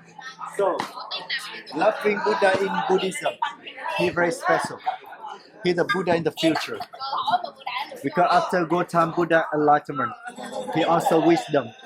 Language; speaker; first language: English; non-native, learner; Vietnamese